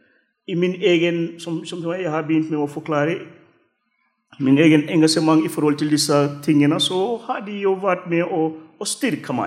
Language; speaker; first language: Norwegian; non-native, fluent; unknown